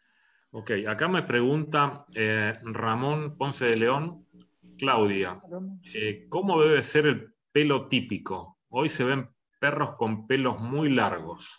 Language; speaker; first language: Spanish; native; Spanish